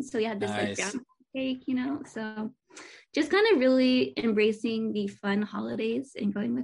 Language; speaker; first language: English; native; English